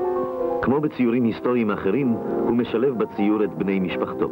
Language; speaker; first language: Hebrew; native; Hebrew